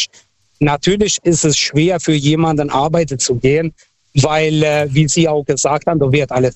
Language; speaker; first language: German; non-native, fluent; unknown